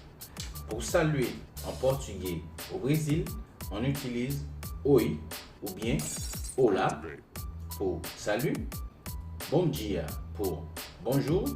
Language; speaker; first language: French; non-native, local second language; Haitian Creole